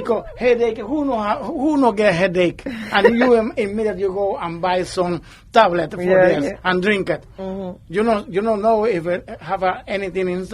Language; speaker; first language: English; non-native, learner; Spanish